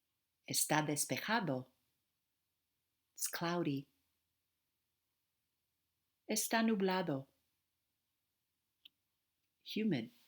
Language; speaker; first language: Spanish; non-native, fluent; English